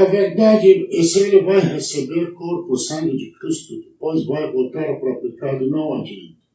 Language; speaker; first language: Portuguese; non-native, learner; Arabic